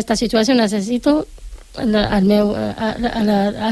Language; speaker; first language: Catalan; non-native, learner; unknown